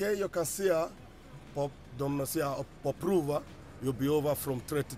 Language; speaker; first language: Swedish; non-native, learner; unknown